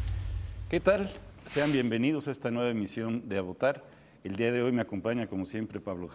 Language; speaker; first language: Spanish; native; Spanish